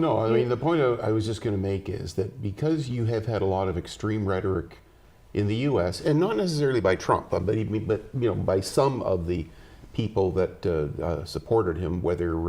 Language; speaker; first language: English; native; English